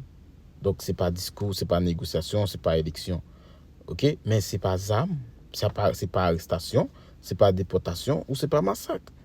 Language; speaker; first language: French; non-native, local second language; Haitian Creole